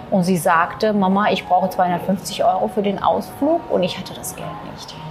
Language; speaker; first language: German; non-native, fluent; Turkish